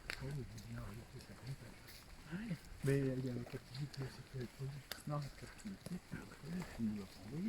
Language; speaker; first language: French; native; French